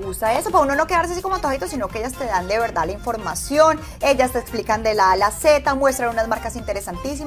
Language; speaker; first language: Spanish; native; Spanish